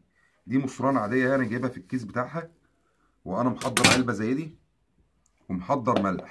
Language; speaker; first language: Arabic; native; Arabic